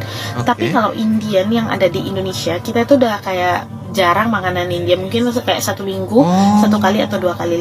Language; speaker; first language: Indonesian; non-native, local second language; Tamil